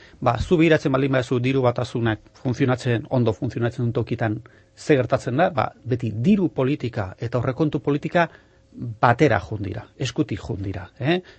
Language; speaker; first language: Basque; non-native, local second language; Spanish